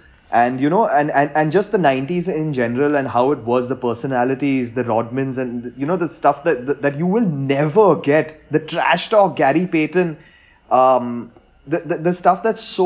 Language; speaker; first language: English; non-native, local second language; Hindi